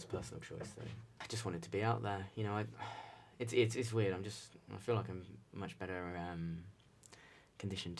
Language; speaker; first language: English; native; English